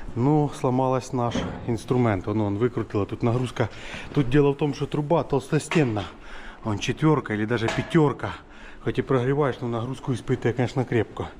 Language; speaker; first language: Russian; non-native, local second language; Ukrainian